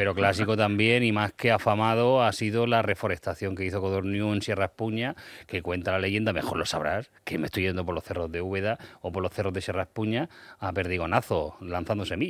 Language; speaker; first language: Spanish; native; Spanish